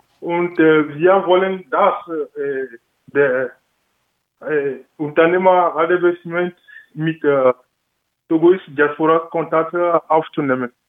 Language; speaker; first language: German; non-native, learner; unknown